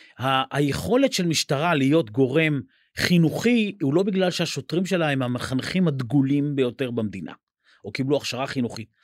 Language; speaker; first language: Hebrew; native; Hebrew